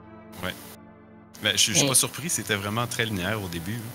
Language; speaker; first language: French; native; French